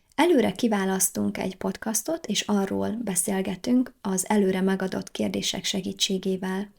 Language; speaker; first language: Hungarian; native; Hungarian